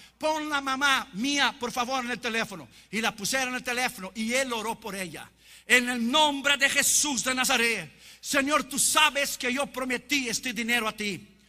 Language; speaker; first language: Spanish; non-native, fluent; Portuguese